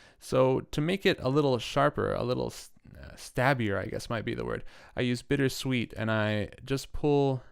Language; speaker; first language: English; native; English